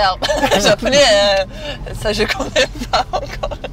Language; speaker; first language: French; non-native, learner; Serbian